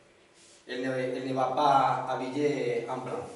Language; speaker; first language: French; non-native, learner; Spanish